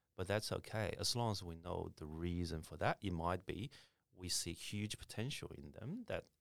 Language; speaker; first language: English; early bilingual, other home language; Chinese